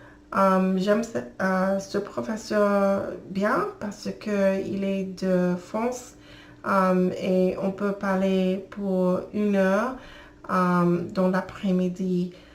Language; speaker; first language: French; non-native, learner; English